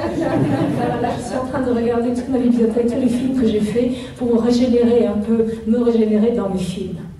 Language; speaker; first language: French; native; French